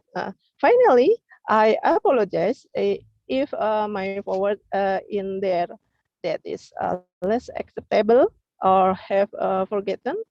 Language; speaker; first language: English; non-native, learner; Indonesian